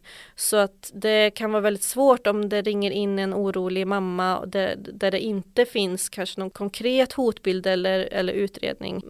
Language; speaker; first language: Swedish; native; Swedish